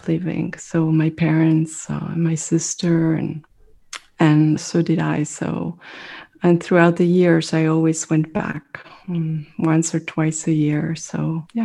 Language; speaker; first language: English; non-native, fluent; French